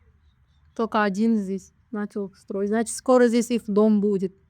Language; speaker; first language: Russian; non-native, local second language; Kazakh